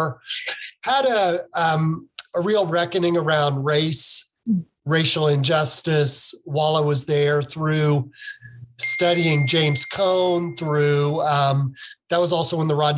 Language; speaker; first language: English; native; English